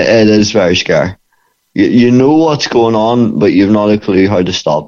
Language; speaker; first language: English; native; English